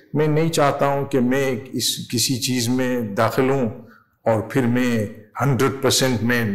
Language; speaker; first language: Urdu; non-native, learner; English